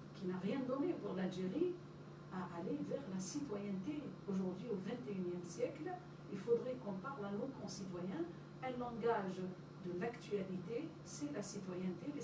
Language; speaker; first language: French; non-native, local second language; Arabic